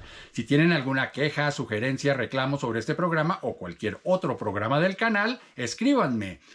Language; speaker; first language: Spanish; native; Spanish